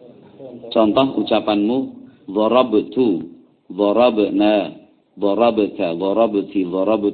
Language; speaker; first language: Arabic; non-native, fluent; Javanese